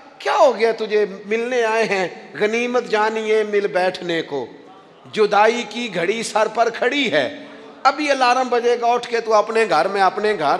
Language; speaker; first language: Urdu; non-native, local second language; Punjabi